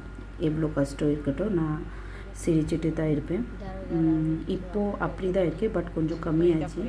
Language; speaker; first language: Tamil; non-native, local second language; Bangla